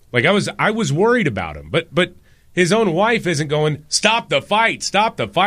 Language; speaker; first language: English; native; English